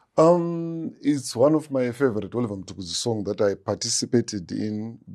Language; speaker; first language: English; non-native, local second language; Shona